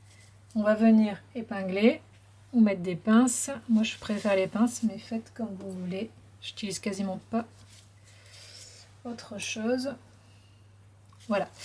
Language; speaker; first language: French; native; French